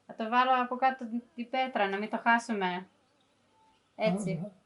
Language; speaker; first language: Greek; early bilingual, heritage; English